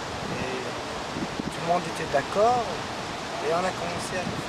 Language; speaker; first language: French; non-native, fluent; Persian